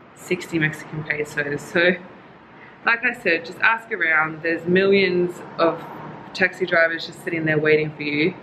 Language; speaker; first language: English; native; English